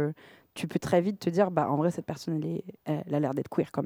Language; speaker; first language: French; native; French